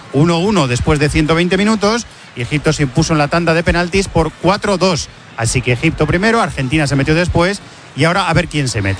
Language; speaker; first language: Spanish; native; Spanish